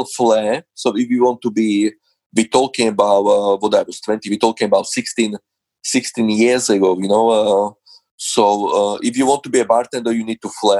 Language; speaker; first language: English; non-native, fluent; Slovak